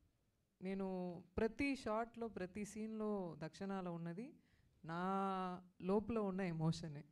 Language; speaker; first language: Telugu; non-native, fluent; Tamil